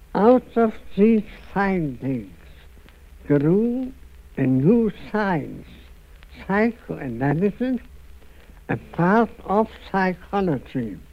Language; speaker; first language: English; non-native, fluent; German